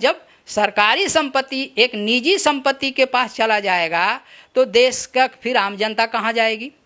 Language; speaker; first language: Hindi; native; Hindi